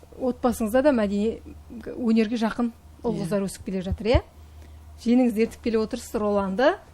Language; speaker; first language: Kazakh; native; Kazakh